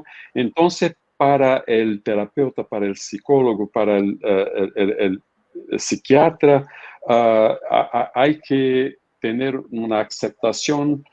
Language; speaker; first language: Spanish; non-native, fluent; Portuguese